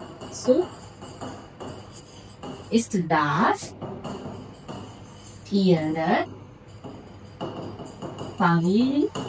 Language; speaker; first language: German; non-native, learner; Hindi